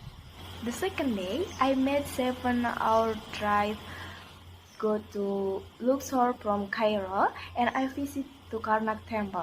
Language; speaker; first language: English; non-native, learner; Indonesian